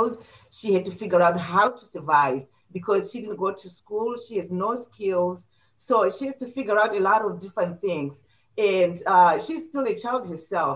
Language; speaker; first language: English; non-native, local second language; Shona